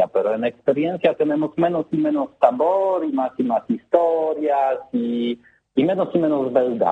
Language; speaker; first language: Spanish; non-native, learner; Polish